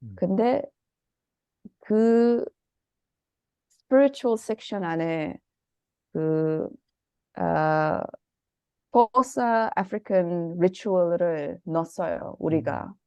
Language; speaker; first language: Korean; early bilingual, heritage; Korean